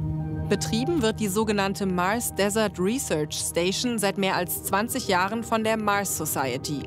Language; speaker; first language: German; native; German